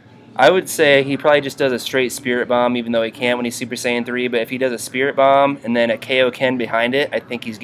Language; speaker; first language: English; native; English